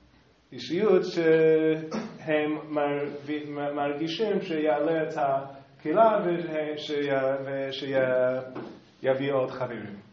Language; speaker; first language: Hebrew; non-native, fluent; English